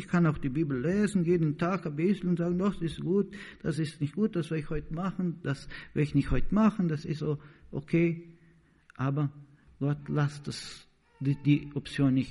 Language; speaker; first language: German; non-native, learner; Portuguese